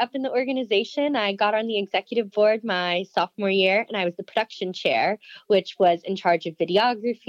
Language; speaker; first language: English; native; English